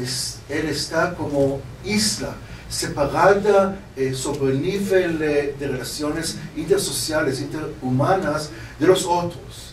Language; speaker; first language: Spanish; non-native, learner; Hebrew